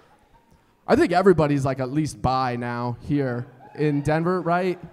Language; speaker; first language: English; native; English